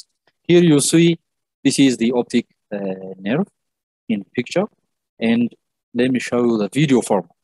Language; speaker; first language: English; non-native, local second language; Amharic